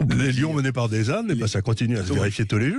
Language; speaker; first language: French; native; French